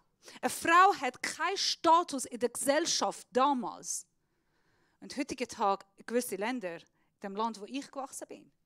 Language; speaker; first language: German; non-native, fluent; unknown